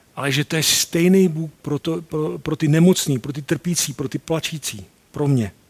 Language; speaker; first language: Czech; native; Czech